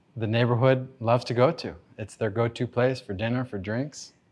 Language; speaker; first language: English; native; English